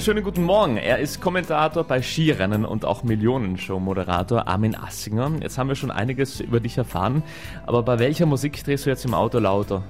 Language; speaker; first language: German; native; German